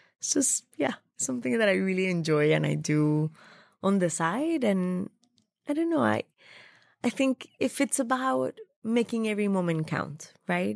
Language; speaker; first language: English; non-native, fluent; Spanish